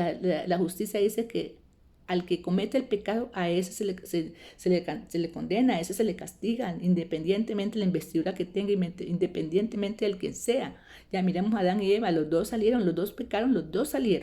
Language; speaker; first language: Spanish; native; Spanish